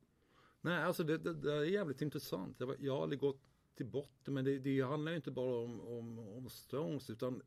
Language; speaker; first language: Swedish; native; Swedish